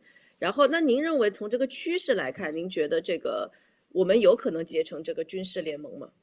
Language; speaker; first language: Chinese; native; Chinese